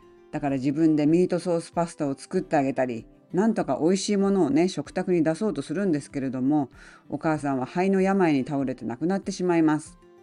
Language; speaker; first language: Japanese; native; Japanese